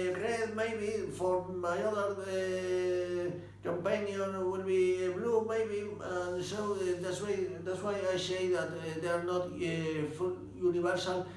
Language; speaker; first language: English; non-native, fluent; Spanish